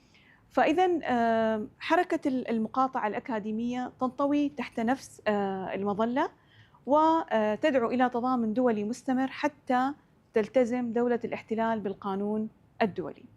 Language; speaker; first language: Arabic; native; Arabic